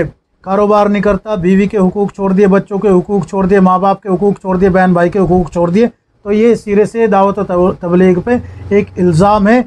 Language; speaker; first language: Urdu; native; Urdu